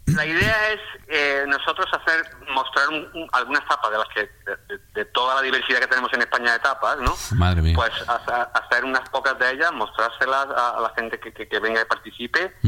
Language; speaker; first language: Spanish; native; Spanish